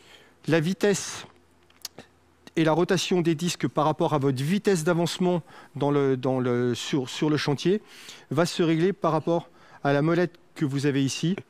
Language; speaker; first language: French; native; French